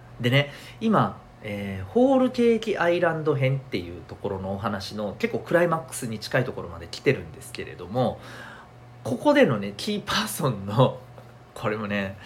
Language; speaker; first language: Japanese; native; Japanese